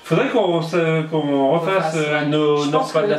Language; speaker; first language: French; native; French